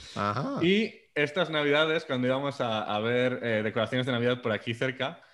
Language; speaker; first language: Spanish; native; Spanish